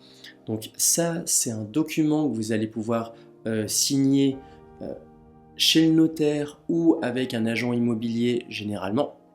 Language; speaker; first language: French; native; French